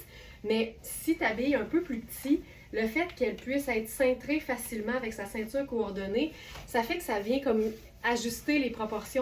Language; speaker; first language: French; native; French